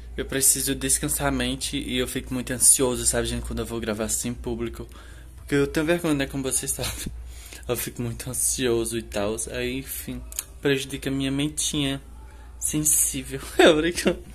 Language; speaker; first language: Portuguese; native; Portuguese